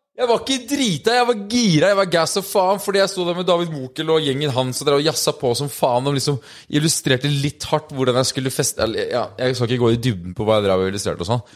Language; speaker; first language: Norwegian; native; Norwegian